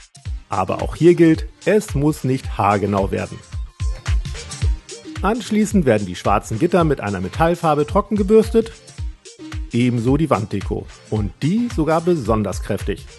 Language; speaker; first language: German; native; German